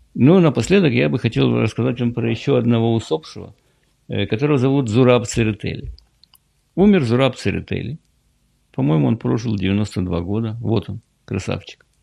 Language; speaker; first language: Russian; native; Russian